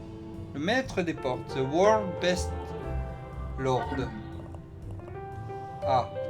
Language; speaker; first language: French; native; French